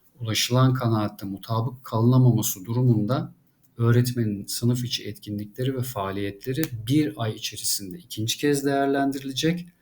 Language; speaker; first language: Turkish; native; Turkish